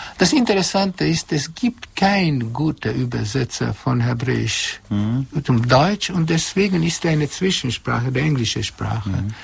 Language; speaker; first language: German; non-native, fluent; Hungarian